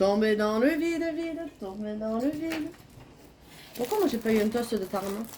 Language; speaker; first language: French; native; French